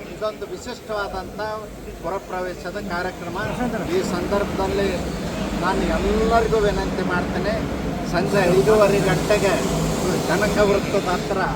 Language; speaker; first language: Kannada; native; Kannada